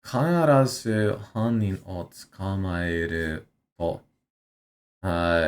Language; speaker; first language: Japanese; non-native, learner; English